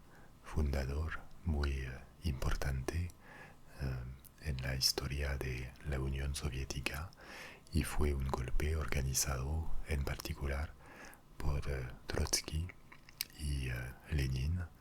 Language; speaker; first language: Spanish; non-native, fluent; French